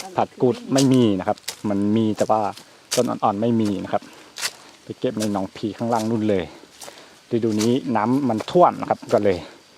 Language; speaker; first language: Thai; non-native, local second language; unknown